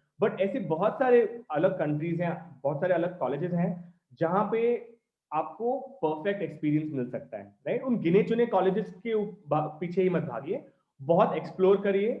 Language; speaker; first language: Hindi; non-native, local second language; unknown